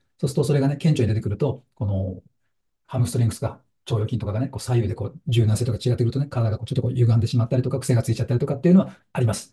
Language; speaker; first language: Japanese; native; Japanese